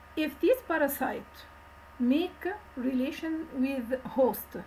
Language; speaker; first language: English; non-native, fluent; Arabic